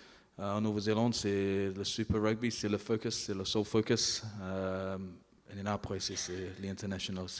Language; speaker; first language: French; non-native, learner; English